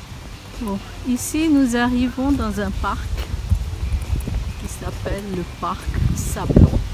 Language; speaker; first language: French; non-native, fluent; Bangla